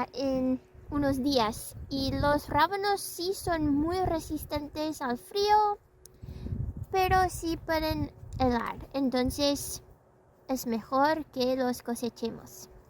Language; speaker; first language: Spanish; non-native, fluent; English